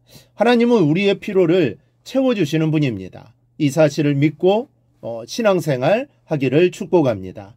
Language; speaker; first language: Korean; native; Korean